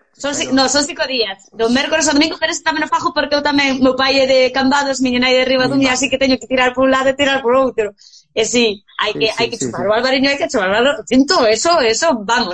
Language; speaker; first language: Galician; native; Galician